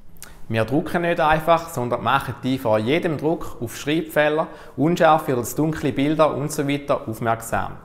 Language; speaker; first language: German; native; German